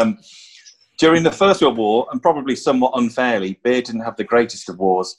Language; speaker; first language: English; native; English